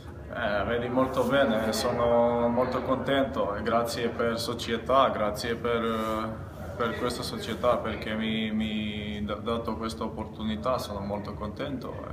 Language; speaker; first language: Italian; non-native, learner; Macedonian